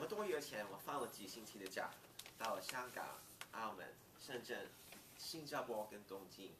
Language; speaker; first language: Chinese; non-native, local second language; Cantonese